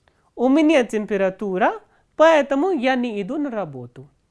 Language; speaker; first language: Russian; non-native, fluent; Hindi